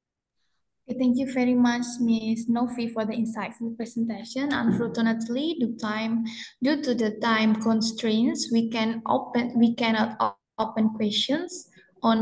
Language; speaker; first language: English; non-native, fluent; Indonesian